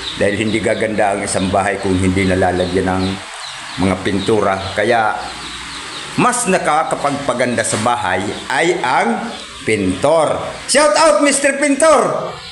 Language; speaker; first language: Filipino; non-native, local second language; Cebuano